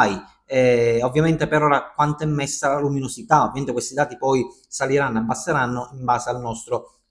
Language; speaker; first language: Italian; native; Italian